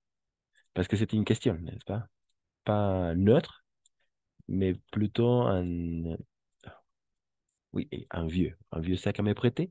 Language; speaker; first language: French; non-native, fluent; Spanish